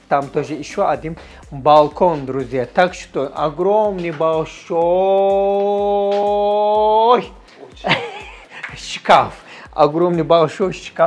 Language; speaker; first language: Russian; non-native, learner; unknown